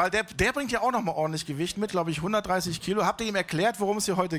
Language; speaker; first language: German; native; German